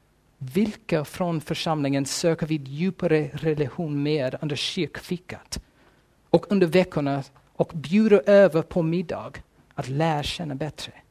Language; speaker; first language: Swedish; non-native, fluent; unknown